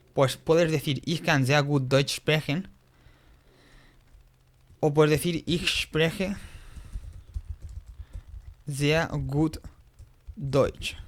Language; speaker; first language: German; non-native, fluent; Spanish